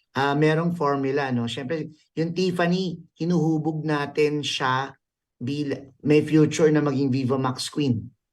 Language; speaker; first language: Filipino; native; Filipino